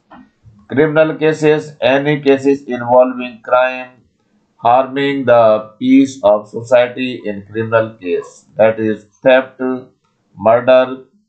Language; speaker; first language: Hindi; native; Hindi